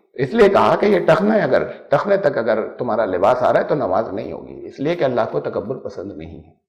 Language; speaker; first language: Urdu; native; Urdu